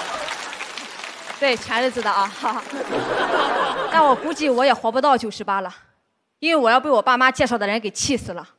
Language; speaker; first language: Chinese; native; Chinese